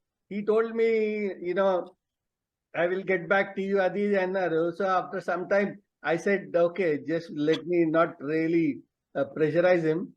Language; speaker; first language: English; non-native, local second language; Telugu